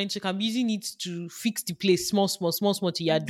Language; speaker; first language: English; non-native, local second language; Yoruba